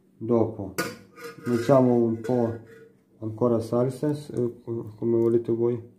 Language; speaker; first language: Italian; non-native, learner; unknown